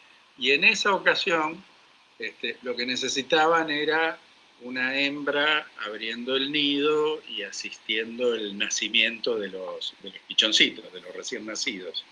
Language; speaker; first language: Spanish; native; Spanish